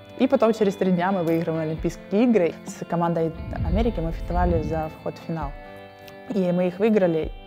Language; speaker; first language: Russian; native; Russian